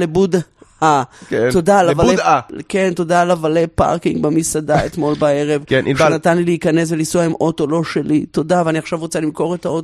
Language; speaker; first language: Hebrew; native; Hebrew